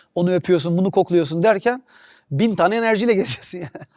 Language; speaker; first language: Turkish; native; Turkish